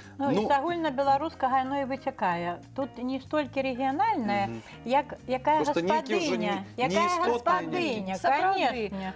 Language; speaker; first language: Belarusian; non-native, local second language; Russian